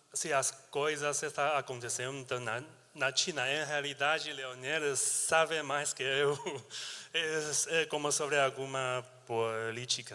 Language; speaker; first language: Portuguese; non-native, learner; Chinese